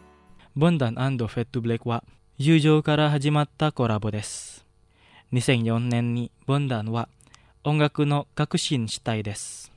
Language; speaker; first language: Japanese; non-native, fluent; Indonesian